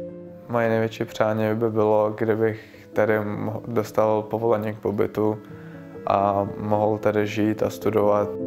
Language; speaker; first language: Czech; early bilingual, other home language; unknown